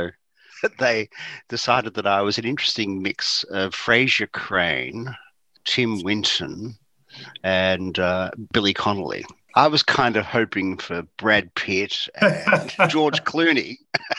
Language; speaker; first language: English; native; English